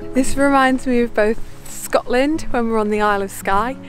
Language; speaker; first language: English; native; English